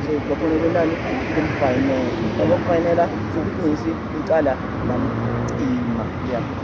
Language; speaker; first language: Zulu; native; Zulu